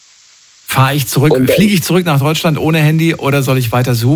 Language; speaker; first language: German; native; German